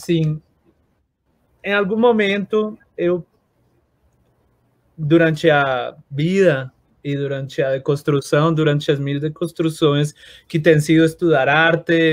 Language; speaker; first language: Portuguese; non-native, fluent; Spanish